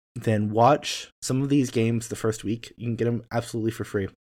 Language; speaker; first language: English; native; English